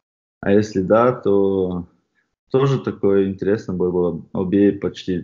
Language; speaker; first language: Russian; non-native, fluent; Chechen